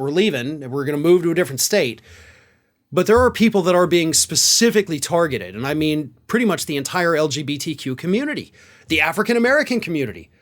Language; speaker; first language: English; native; English